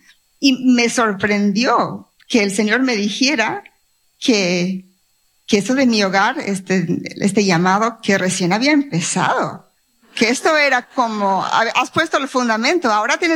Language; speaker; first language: Spanish; native; Spanish